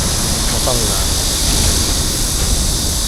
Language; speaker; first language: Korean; non-native, learner; Arabic